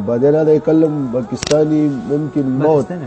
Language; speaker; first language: Arabic; non-native, learner; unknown